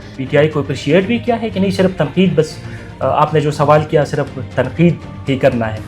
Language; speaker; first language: Urdu; non-native, local second language; Pashto